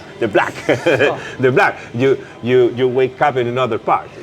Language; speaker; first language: English; non-native, local second language; Spanish